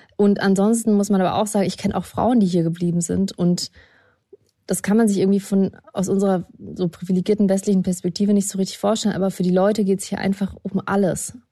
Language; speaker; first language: German; early bilingual, other home language; Russian